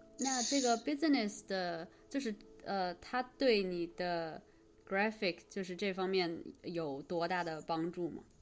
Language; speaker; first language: Chinese; native; Chinese